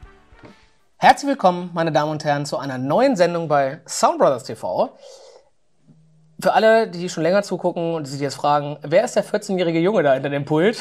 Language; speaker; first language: German; native; German